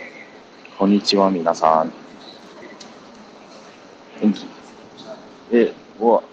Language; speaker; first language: Japanese; non-native, learner; English